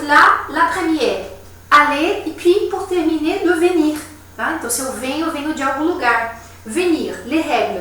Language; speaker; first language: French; non-native, fluent; Portuguese